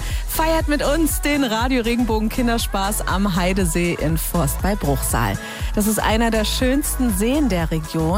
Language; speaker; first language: German; native; German